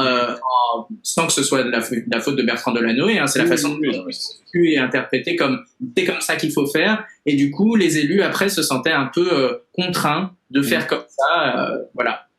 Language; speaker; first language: French; native; French